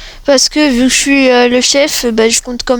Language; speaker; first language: French; native; French